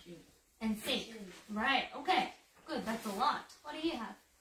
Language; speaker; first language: English; non-native, fluent; Korean